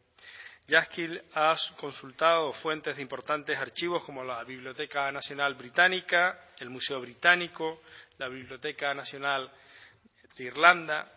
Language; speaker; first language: Spanish; native; Spanish